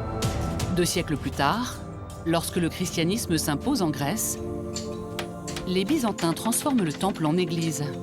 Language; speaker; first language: French; native; French